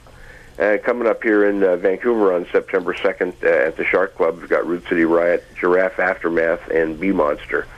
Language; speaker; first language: English; native; English